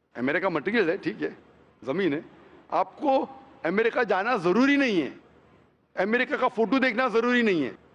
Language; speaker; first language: Hindi; non-native, local second language; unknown